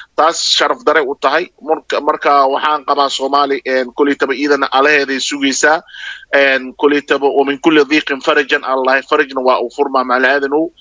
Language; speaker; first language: Somali; non-native, local second language; Maay